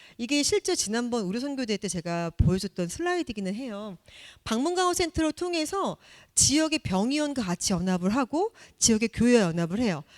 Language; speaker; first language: Korean; native; Korean